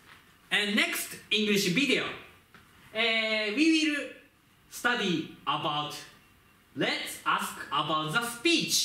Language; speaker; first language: English; non-native, fluent; Japanese